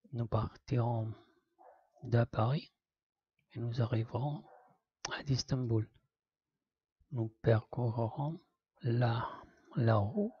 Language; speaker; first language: French; non-native, learner; Italian